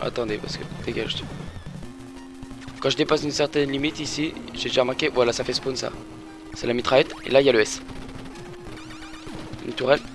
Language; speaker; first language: French; native; French